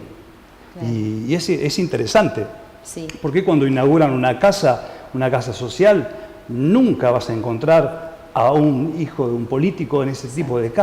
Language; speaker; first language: Spanish; native; Spanish